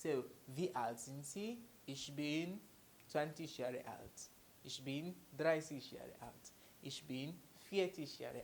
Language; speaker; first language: German; non-native, fluent; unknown